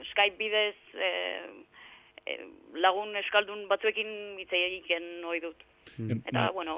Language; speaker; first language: Basque; non-native, learner; Greek